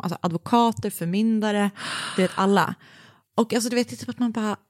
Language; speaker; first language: Swedish; native; Swedish